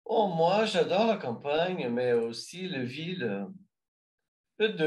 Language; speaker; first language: French; non-native, learner; Portuguese